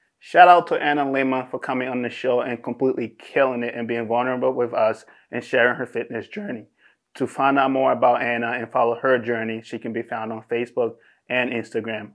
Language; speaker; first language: English; native; English